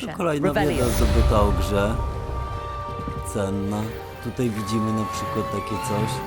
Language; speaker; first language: Polish; native; Polish